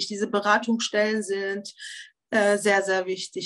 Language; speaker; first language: German; early bilingual, other home language; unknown